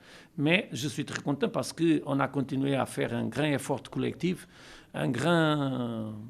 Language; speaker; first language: French; non-native, learner; Portuguese